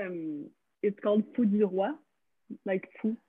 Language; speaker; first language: English; non-native, fluent; French